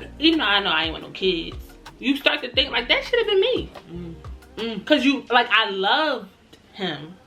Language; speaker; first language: English; native; English